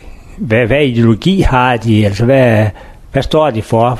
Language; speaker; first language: Danish; non-native, learner; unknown